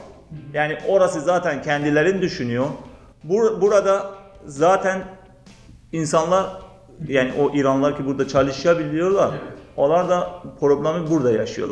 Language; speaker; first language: Turkish; non-native, learner; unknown